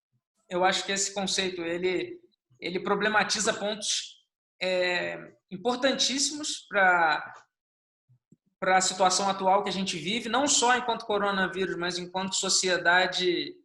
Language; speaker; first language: Portuguese; native; Portuguese